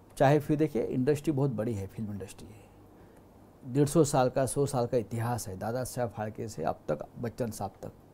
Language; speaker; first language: Hindi; non-native, local second language; Marathi